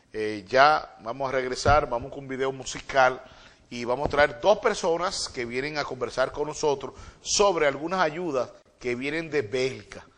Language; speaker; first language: Spanish; native; Spanish